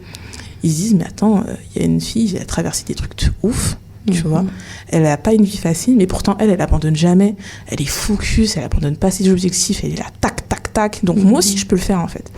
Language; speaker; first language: French; native; French